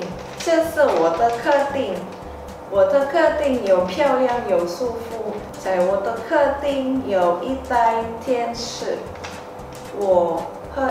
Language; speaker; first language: Chinese; non-native, learner; Indonesian